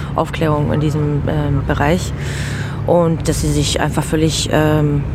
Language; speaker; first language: German; non-native, fluent; English